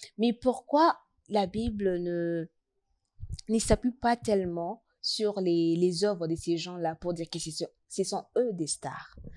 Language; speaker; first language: French; non-native, local second language; Rundi